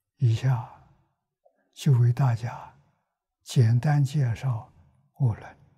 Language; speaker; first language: Chinese; native; Chinese